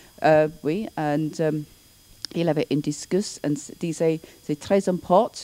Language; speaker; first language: French; non-native, learner; English